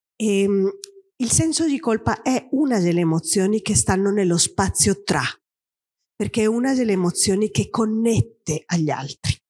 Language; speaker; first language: Italian; non-native, fluent; Spanish